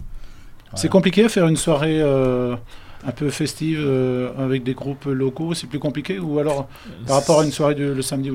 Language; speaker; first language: French; native; French